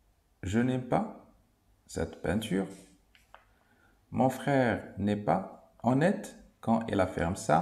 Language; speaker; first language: French; non-native, local second language; Arabic